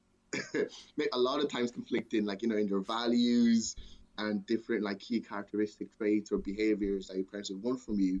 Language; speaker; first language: English; native; English